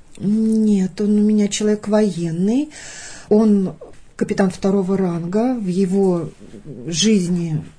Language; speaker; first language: Russian; native; Russian